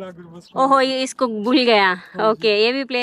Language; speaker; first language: Hindi; non-native, local second language; Telugu